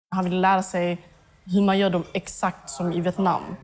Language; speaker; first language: Swedish; early bilingual, other home language; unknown